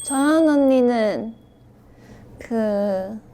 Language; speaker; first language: Korean; non-native, fluent; Chinese